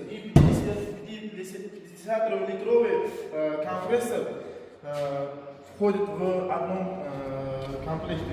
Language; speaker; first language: Russian; non-native, learner; Uzbek